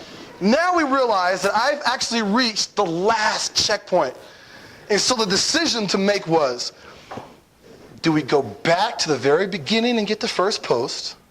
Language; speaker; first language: English; native; English